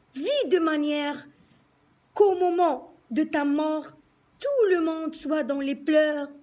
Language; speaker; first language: French; non-native, local second language; Arabic